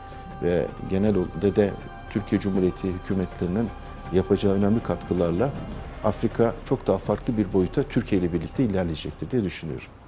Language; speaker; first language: Turkish; native; Turkish